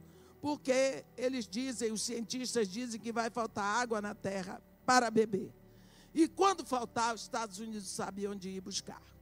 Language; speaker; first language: Portuguese; native; Portuguese